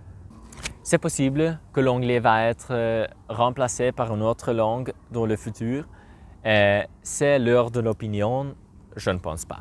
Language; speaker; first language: French; non-native, learner; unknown